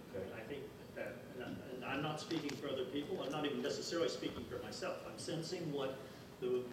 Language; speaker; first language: English; native; English